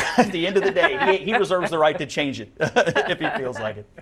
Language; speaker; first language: English; native; English